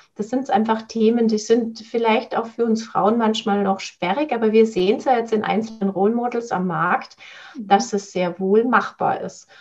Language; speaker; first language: German; native; German